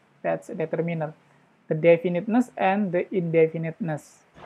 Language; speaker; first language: English; non-native, fluent; Indonesian